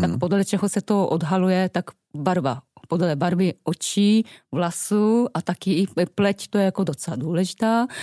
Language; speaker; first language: Czech; non-native, fluent; Japanese